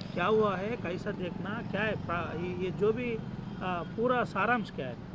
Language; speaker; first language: Hindi; non-native, local second language; Telugu